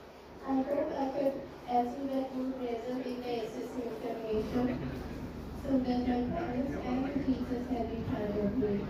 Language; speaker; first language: English; non-native, learner; Bangla